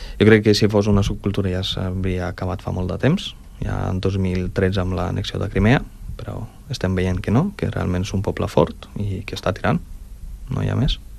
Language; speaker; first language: Catalan; early bilingual, other home language; Ukrainian